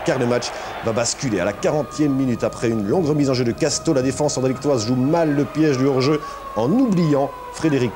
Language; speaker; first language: French; native; French